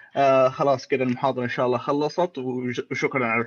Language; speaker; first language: Arabic; native; Arabic